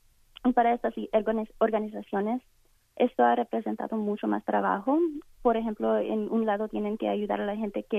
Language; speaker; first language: Spanish; early bilingual, heritage; Spanish